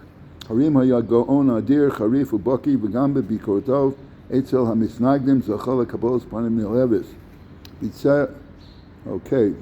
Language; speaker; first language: Hebrew; non-native, fluent; English